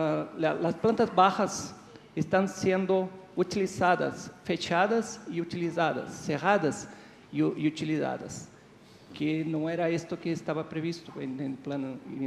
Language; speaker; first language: Spanish; non-native, fluent; Portuguese